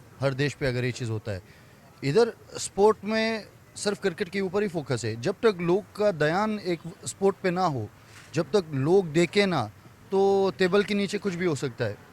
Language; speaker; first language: Hindi; non-native, fluent; Persian